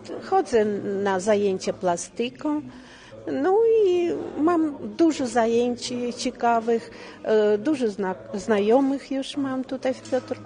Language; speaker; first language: Polish; non-native, learner; Russian